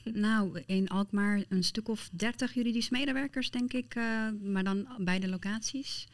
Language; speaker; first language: Dutch; early bilingual, other home language; Persian